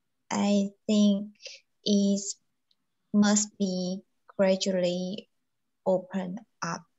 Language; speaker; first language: English; non-native, learner; Chinese